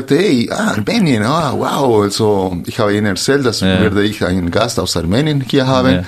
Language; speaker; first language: German; non-native, fluent; Spanish